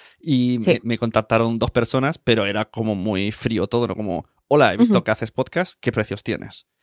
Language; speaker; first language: Spanish; native; Spanish